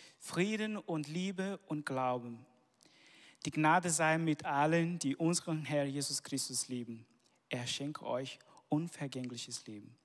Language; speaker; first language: German; non-native, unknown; Portuguese